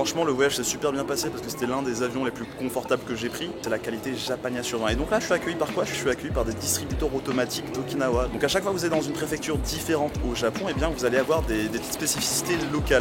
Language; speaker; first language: French; native; French